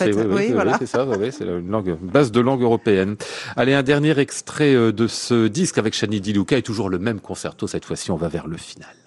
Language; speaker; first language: French; native; French